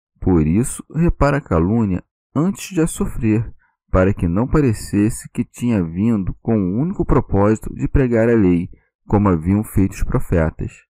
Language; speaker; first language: Portuguese; native; Portuguese